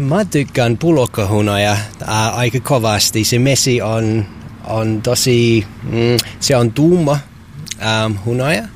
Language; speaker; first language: Finnish; non-native, learner; English